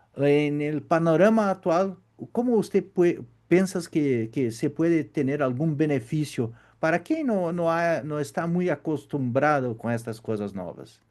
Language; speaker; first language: Spanish; non-native, fluent; Portuguese